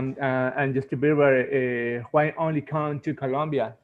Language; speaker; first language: English; non-native, learner; Spanish